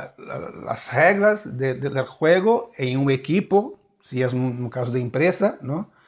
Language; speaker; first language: Spanish; non-native, fluent; Portuguese